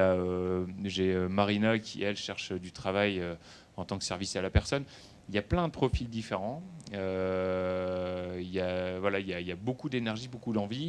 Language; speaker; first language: French; native; French